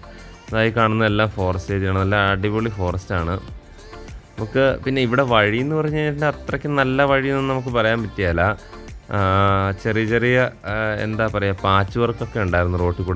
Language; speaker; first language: Malayalam; native; Malayalam